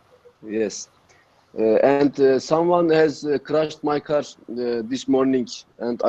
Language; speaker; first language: English; non-native, learner; Turkish